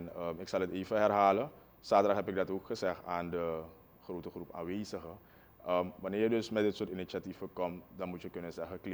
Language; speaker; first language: Dutch; native; Dutch